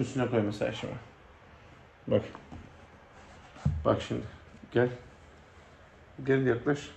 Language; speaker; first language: Turkish; native; Turkish